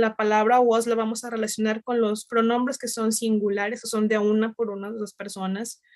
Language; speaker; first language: Spanish; native; Spanish